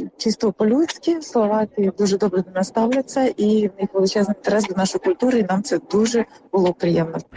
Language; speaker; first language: Ukrainian; native; Ukrainian